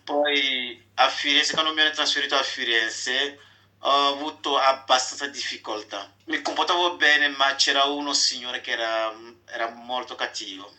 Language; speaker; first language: Italian; non-native, fluent; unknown